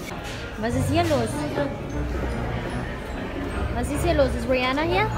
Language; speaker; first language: German; native; German